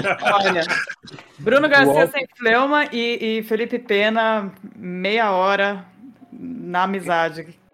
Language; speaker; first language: Portuguese; native; Portuguese